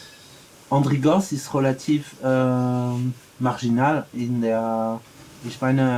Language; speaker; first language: German; non-native, learner; French